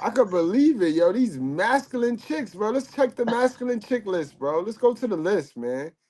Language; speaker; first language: English; native; English